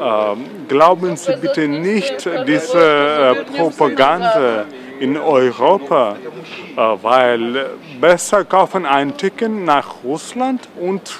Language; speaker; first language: German; non-native, learner; Russian